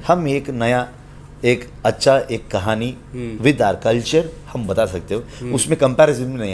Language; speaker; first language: Hindi; non-native, local second language; Kannada